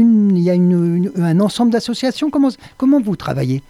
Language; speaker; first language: French; native; French